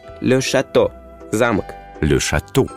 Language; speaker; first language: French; non-native, fluent; Russian